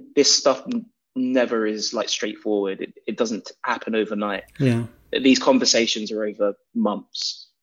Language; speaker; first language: English; native; English